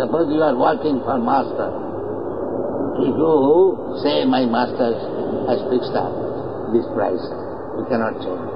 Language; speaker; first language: English; non-native, local second language; Bangla